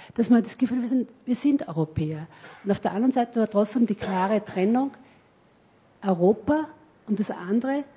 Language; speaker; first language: German; native; German